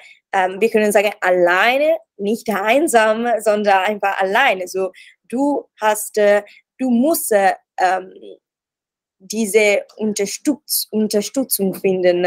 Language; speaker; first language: German; non-native, learner; Italian